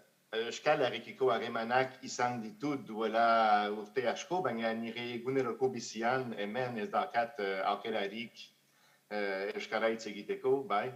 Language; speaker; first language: Basque; non-native, fluent; French